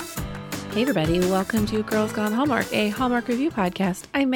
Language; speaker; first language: English; native; English